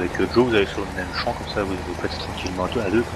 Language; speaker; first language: French; native; French